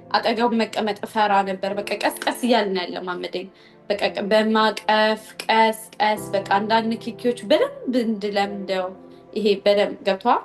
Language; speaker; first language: Amharic; native; Amharic